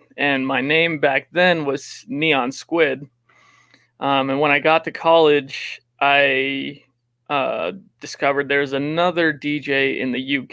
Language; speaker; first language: English; native; English